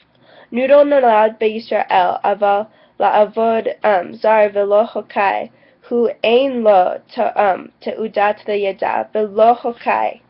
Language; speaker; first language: Hebrew; non-native, learner; English